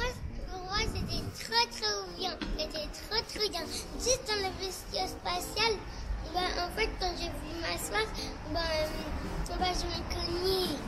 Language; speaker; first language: French; native; French